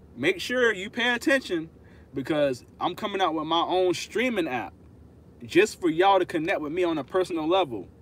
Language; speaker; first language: English; native; English